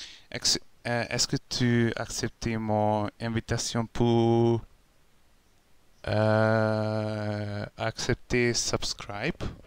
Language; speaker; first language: French; non-native, learner; Hungarian